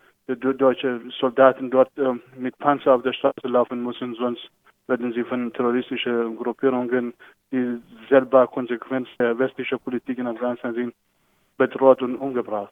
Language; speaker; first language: German; non-native, fluent; Persian